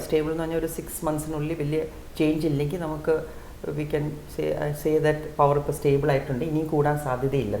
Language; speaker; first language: Malayalam; native; Malayalam